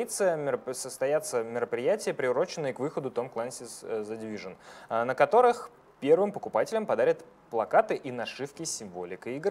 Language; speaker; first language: Russian; native; Russian